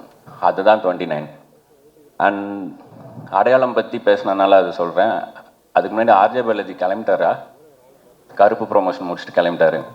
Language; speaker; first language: Tamil; native; Tamil